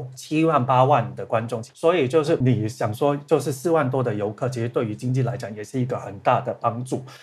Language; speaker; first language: Chinese; non-native, local second language; Cantonese